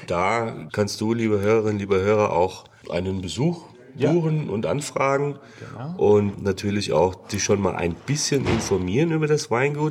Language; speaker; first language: German; native; German